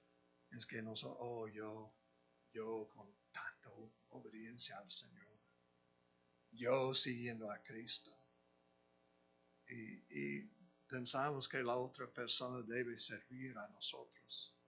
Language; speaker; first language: Spanish; non-native, fluent; English